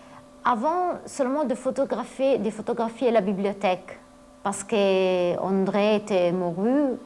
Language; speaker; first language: French; non-native, fluent; Italian